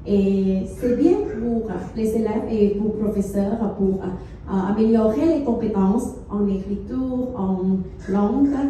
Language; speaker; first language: French; non-native, fluent; Thai